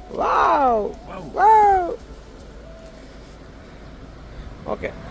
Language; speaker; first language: English; non-native, learner; Gujarati